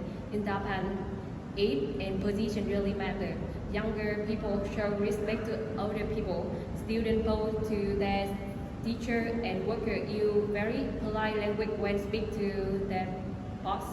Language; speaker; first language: English; non-native, learner; Vietnamese